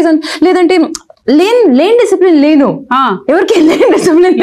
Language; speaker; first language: Telugu; non-native, learner; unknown